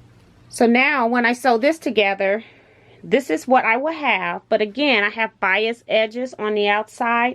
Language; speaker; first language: English; native; English